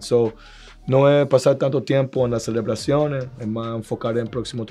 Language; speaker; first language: Portuguese; non-native, learner; Spanish